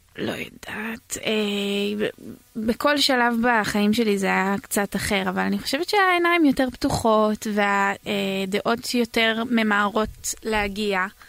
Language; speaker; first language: Hebrew; native; Hebrew